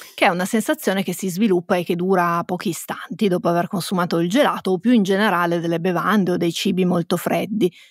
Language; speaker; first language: Italian; native; Italian